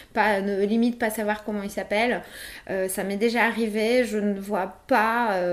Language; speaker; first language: French; early bilingual, other home language; Polish